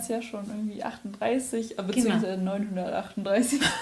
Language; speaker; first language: German; native; German